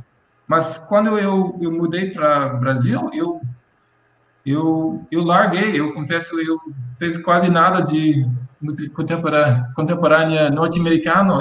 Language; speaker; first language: Portuguese; non-native, fluent; English